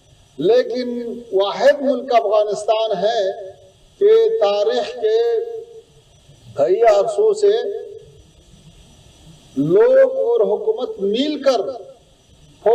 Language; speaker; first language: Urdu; non-native, fluent; Pashto